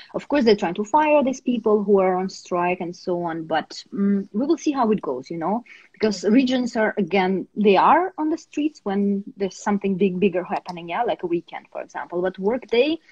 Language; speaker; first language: English; non-native, fluent; Russian